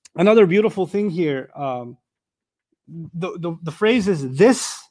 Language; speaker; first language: English; non-native, local second language; Urdu